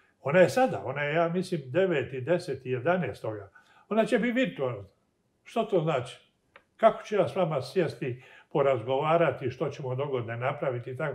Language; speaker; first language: Croatian; native; Croatian